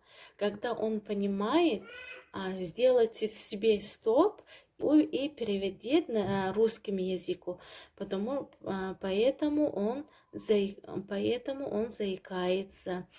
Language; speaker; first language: Russian; non-native, learner; Tajik